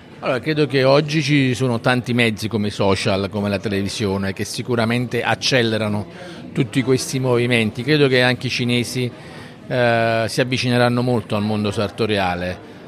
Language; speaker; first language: Italian; native; Italian